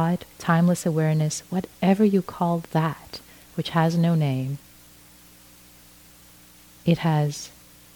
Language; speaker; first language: English; non-native, fluent; Persian